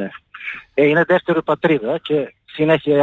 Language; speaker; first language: Greek; non-native, fluent; Bulgarian